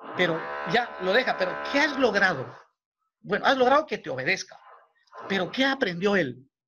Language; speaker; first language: Spanish; native; Spanish